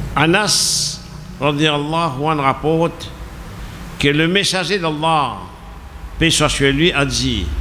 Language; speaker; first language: French; non-native, local second language; Morisyen